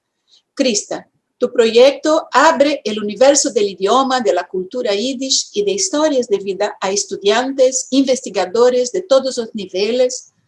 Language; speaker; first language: Spanish; non-native, fluent; Portuguese